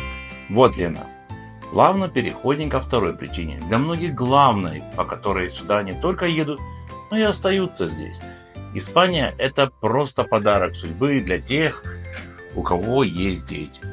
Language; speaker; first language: Russian; native; Russian